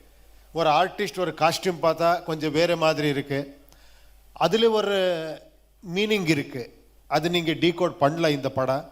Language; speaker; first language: Tamil; non-native, learner; Kannada